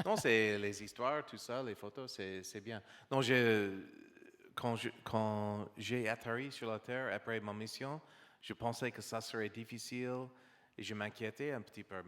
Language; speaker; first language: French; non-native, learner; English